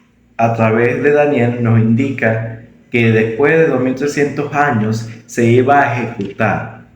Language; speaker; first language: Spanish; native; Spanish